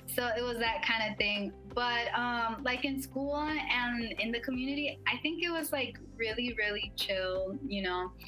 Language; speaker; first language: English; native; English